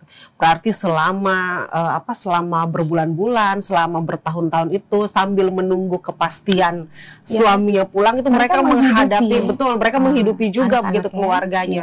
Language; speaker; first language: Indonesian; native; Indonesian